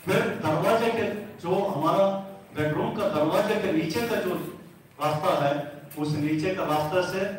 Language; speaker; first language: Hindi; non-native, local second language; Telugu